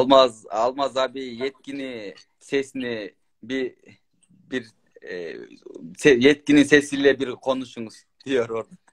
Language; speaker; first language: Turkish; non-native, learner; Kyrgyz